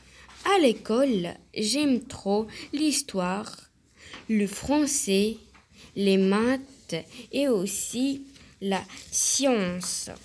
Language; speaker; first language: French; early bilingual, other home language; Romanian